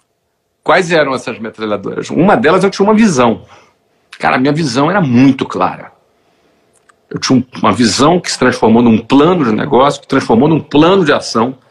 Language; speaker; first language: Portuguese; native; Portuguese